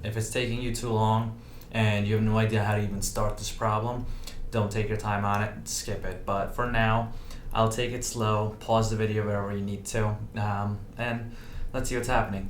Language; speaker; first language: English; native; English